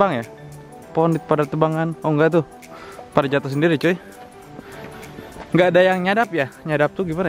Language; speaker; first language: Indonesian; native; Indonesian